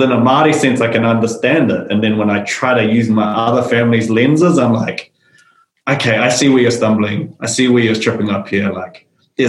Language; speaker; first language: English; native; English